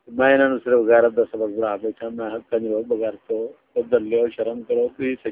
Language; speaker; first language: Urdu; non-native, local second language; Punjabi